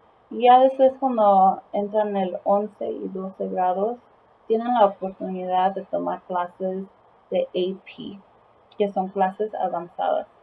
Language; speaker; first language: Spanish; early bilingual, heritage; Spanish